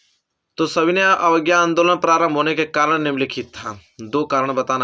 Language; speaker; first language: Hindi; native; Hindi